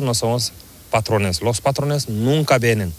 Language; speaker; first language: Spanish; non-native, learner; Fula